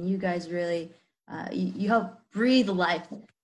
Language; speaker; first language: English; native; English